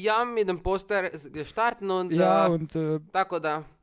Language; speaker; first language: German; non-native, learner; Slovenian